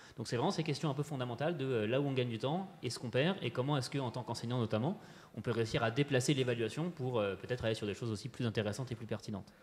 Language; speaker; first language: French; native; French